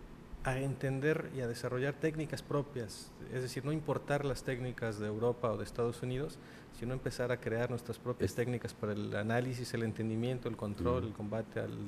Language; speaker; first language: Spanish; native; Spanish